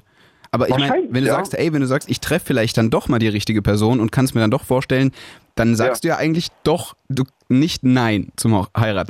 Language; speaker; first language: German; native; German